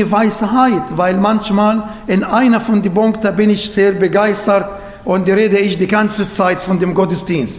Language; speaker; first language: German; non-native, fluent; Arabic